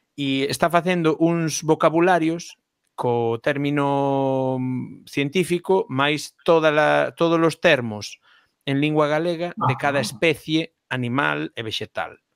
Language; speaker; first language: Galician; non-native, local second language; Spanish